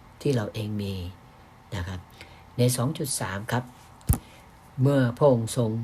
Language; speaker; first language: Thai; native; Thai